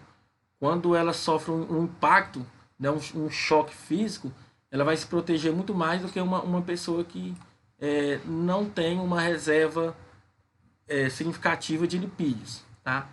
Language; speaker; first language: Portuguese; native; Portuguese